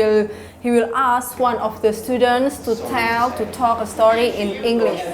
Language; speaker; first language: English; non-native, learner; Indonesian